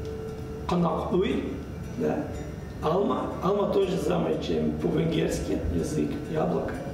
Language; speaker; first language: Russian; non-native, learner; Hungarian